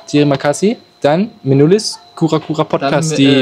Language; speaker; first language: Indonesian; non-native, learner; German